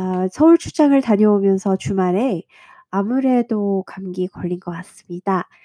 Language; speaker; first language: Korean; native; Korean